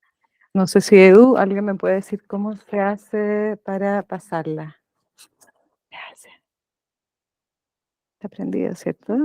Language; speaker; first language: Spanish; native; Spanish